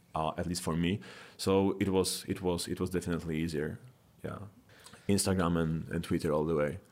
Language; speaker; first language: English; non-native, fluent; Polish